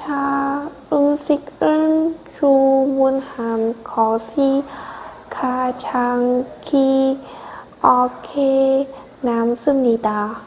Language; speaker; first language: Korean; non-native, learner; Vietnamese